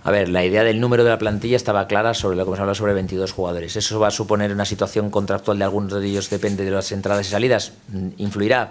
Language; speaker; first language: Spanish; native; Spanish